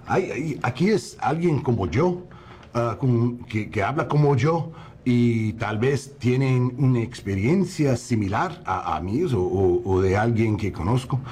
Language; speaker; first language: Spanish; non-native, fluent; English